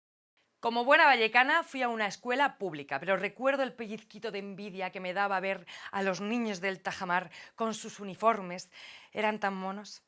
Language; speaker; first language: Spanish; native; Spanish